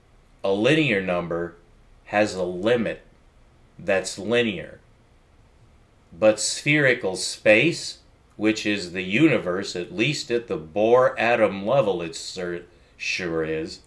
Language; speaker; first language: English; native; English